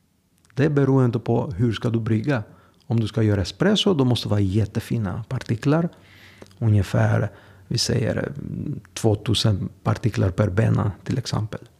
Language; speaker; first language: Swedish; non-native, fluent; Greek